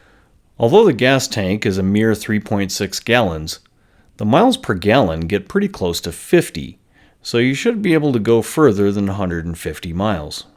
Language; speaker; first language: English; native; English